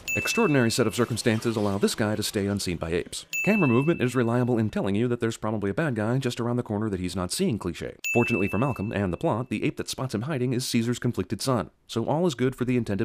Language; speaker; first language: English; native; English